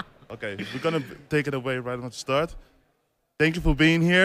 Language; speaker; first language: English; non-native, learner; Dutch